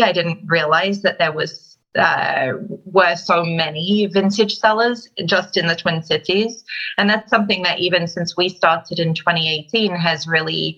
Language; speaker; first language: English; native; English